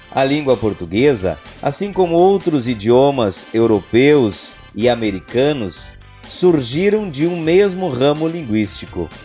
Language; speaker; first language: Portuguese; native; Portuguese